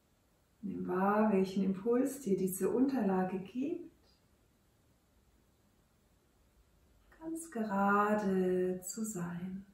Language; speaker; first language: German; native; German